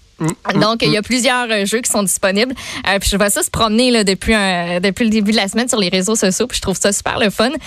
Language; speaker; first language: French; native; French